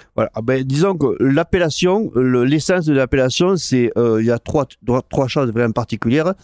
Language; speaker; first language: French; non-native, fluent; Spanish